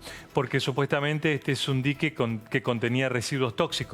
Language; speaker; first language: Spanish; native; Spanish